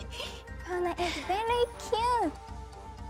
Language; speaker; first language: English; non-native, learner; Japanese